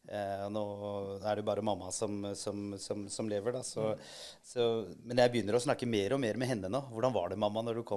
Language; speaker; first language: Norwegian; early bilingual, other home language; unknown